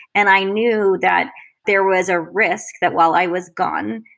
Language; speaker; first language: English; native; English